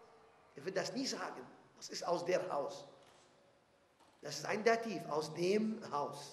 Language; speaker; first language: German; non-native, fluent; Arabic